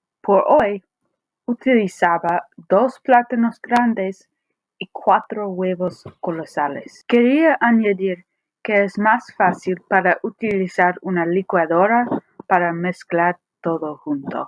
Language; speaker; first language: Spanish; non-native, learner; English